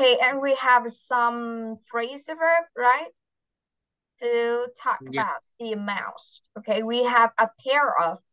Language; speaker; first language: English; non-native, fluent; Vietnamese